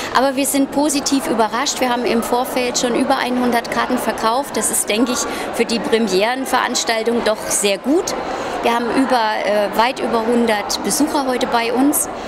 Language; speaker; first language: German; native; German